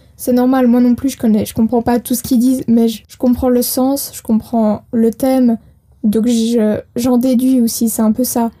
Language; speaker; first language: French; native; French